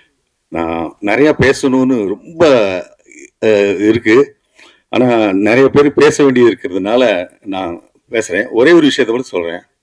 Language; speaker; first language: Tamil; native; Tamil